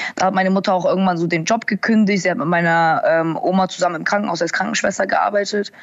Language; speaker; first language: German; early bilingual, other home language; Russian